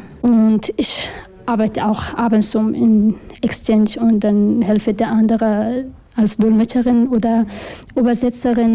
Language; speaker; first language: German; non-native, learner; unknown